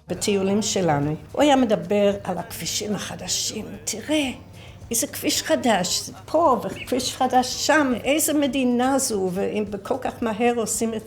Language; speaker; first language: Hebrew; non-native, fluent; English